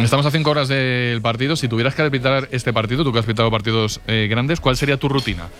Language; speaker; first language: Spanish; native; Spanish